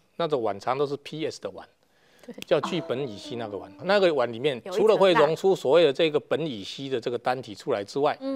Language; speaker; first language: Chinese; native; Chinese